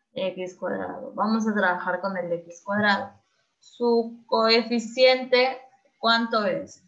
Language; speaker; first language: Spanish; native; Spanish